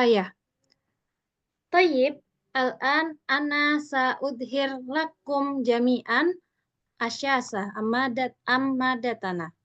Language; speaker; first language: Arabic; non-native, fluent; Indonesian